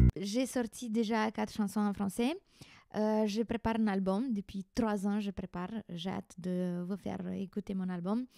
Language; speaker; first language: French; non-native, fluent; Romanian